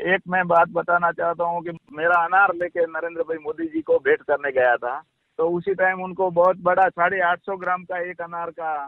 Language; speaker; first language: Hindi; non-native, local second language; Gujarati